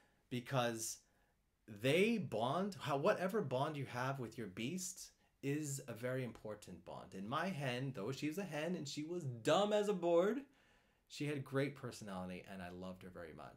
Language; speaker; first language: English; native; English